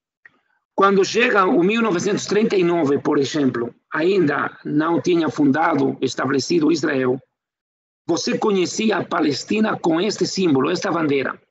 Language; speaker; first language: Portuguese; non-native, fluent; Spanish